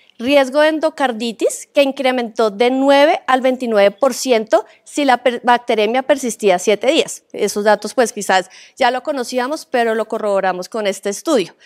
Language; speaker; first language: Spanish; native; Spanish